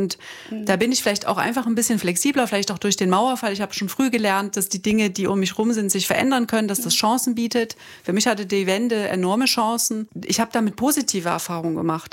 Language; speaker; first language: German; native; German